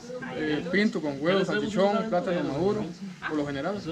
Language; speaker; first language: Spanish; native; Spanish